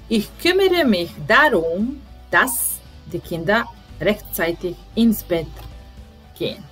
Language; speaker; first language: German; non-native, fluent; Serbian